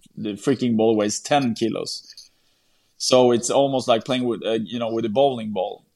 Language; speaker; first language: English; non-native, fluent; Swedish